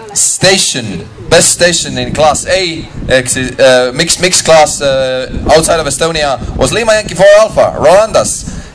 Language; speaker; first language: English; non-native, fluent; Estonian